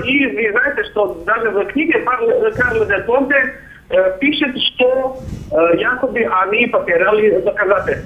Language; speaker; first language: Russian; non-native, learner; Serbian